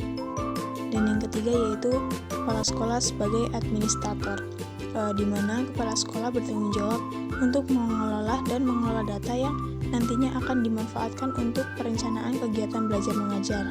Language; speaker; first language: Indonesian; native; Indonesian